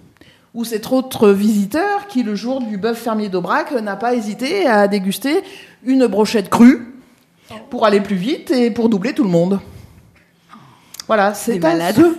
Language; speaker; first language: French; native; French